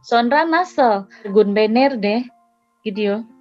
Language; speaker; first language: Turkish; non-native, learner; Indonesian